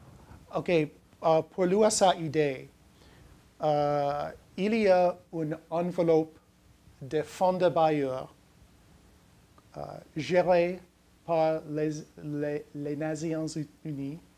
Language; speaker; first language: French; non-native, learner; English